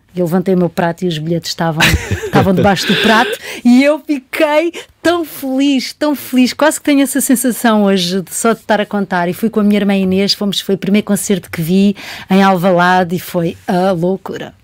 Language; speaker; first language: Portuguese; native; Portuguese